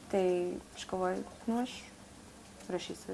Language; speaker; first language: Lithuanian; non-native, learner; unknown